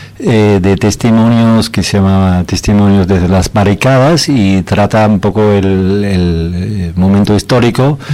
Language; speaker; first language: Spanish; non-native, fluent; German